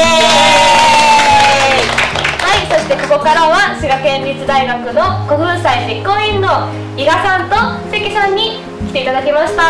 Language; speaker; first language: Japanese; native; Japanese